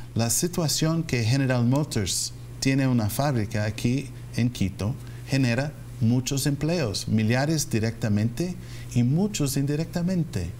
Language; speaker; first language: Spanish; non-native, fluent; English